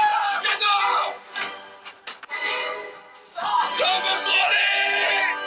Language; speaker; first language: French; native; French